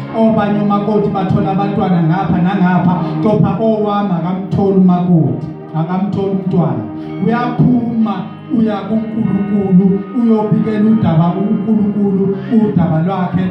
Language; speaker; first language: Zulu; native; Zulu